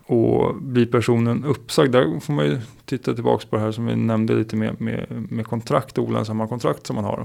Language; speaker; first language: Swedish; native; Swedish